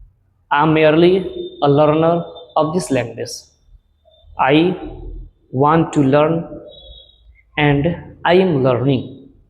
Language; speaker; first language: English; non-native, learner; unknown